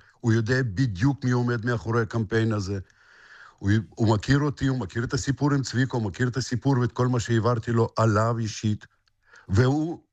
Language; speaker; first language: Hebrew; non-native, fluent; Russian